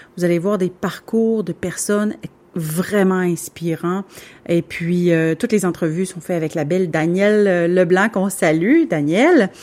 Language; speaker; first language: French; native; French